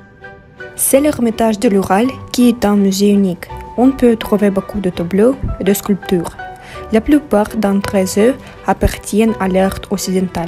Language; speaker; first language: French; non-native, learner; Russian